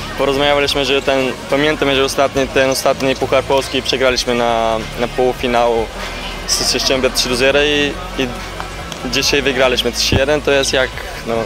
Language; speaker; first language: Polish; non-native, learner; Bulgarian